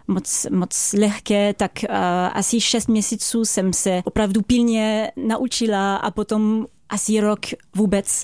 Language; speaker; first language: Czech; non-native, fluent; French